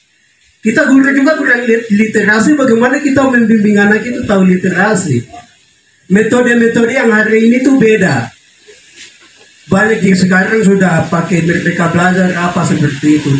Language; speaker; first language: Indonesian; non-native, local second language; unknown